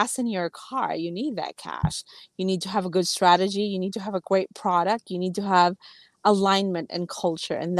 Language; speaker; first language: English; non-native, local second language; Cebuano